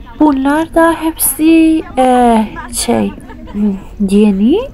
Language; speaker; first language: Turkish; early bilingual, heritage; Turkish